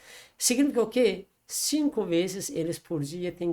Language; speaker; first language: Portuguese; non-native, learner; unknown